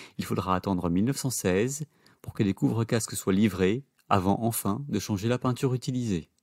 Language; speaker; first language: French; native; French